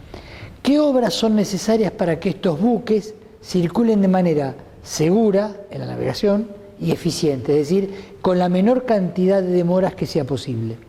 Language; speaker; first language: Spanish; native; Spanish